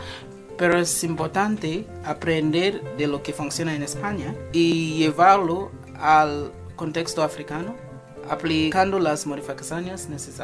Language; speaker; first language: Spanish; non-native, fluent; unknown